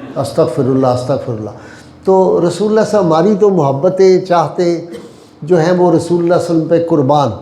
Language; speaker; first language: Urdu; non-native, local second language; Punjabi